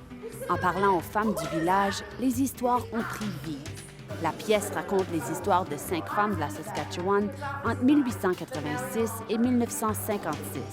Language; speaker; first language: French; native; French